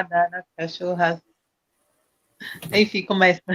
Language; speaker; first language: Portuguese; native; Portuguese